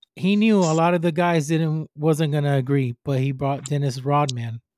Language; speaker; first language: English; non-native, fluent; Spanish